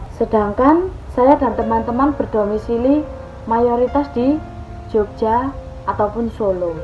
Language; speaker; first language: Indonesian; non-native, local second language; Javanese